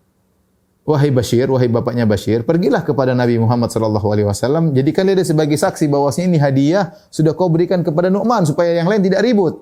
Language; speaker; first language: Indonesian; native; Indonesian